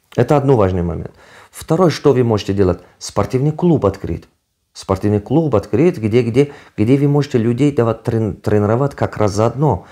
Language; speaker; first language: Russian; non-native, local second language; Tajik